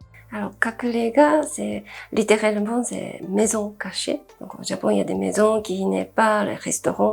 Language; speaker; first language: French; non-native, fluent; Japanese